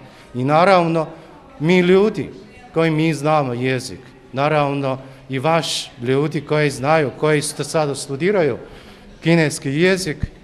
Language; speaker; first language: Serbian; non-native, fluent; Chinese